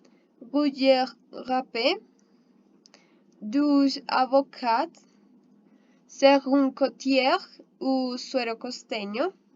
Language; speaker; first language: French; non-native, learner; Spanish